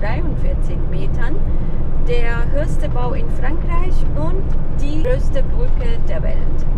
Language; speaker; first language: German; non-native, fluent; Arabic